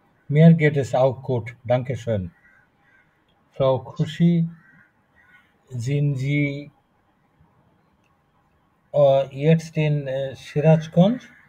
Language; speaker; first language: German; non-native, fluent; Bangla